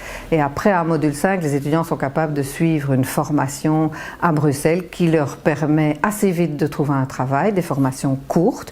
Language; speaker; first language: French; native; French